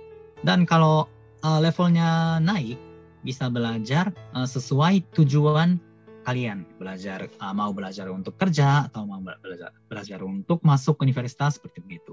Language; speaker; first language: Indonesian; non-native, fluent; Japanese